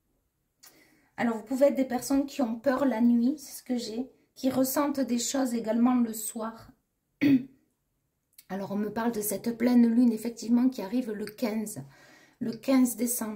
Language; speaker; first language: French; native; French